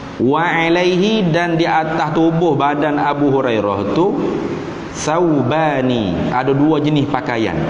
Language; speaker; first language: Malay; native; Malay